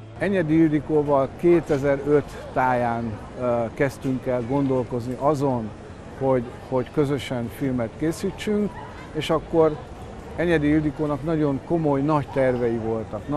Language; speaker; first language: Hungarian; native; Hungarian